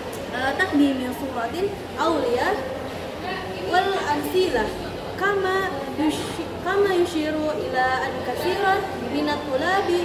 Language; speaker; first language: Arabic; non-native, learner; Indonesian